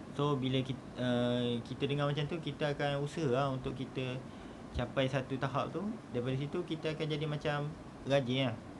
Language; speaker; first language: Malay; native; Malay